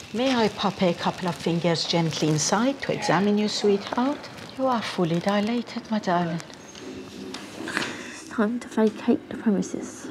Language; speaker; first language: English; non-native, fluent; Persian